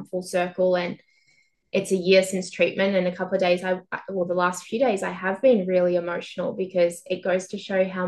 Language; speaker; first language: English; native; English